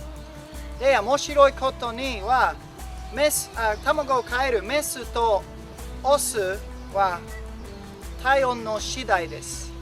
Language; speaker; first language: Japanese; non-native, learner; English